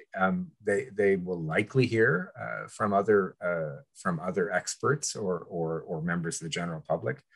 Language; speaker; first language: English; early bilingual, other home language; French